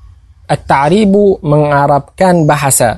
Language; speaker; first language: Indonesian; non-native, fluent; Arabic